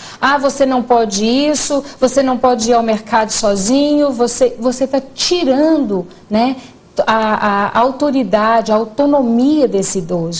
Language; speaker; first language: Portuguese; native; Portuguese